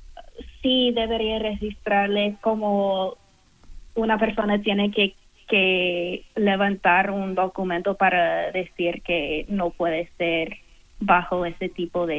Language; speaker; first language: Spanish; non-native, fluent; English